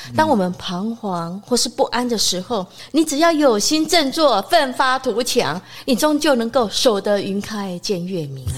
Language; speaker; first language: Chinese; non-native, local second language; Min Nan Chinese